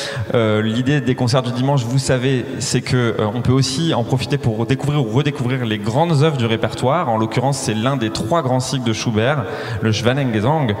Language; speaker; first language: French; native; French